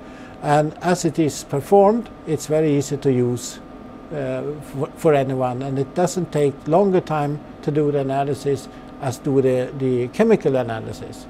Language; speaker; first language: English; non-native, fluent; Swedish